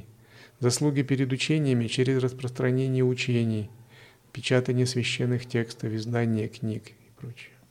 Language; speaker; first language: Russian; native; Russian